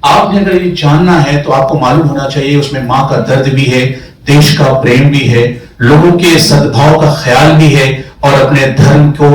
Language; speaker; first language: Hindi; native; Hindi